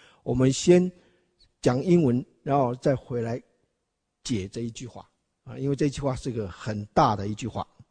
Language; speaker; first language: Chinese; native; Chinese